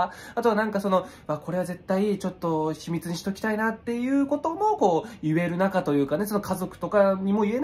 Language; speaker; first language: Japanese; native; Japanese